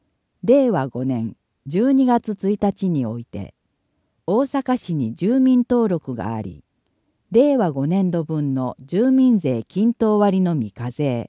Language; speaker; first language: Japanese; native; Japanese